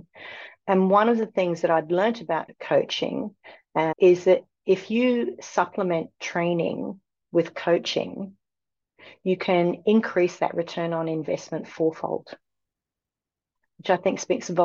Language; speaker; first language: English; native; English